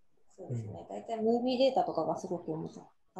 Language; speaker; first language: Japanese; native; Japanese